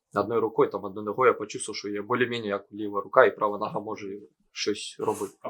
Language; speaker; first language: Ukrainian; non-native, local second language; Russian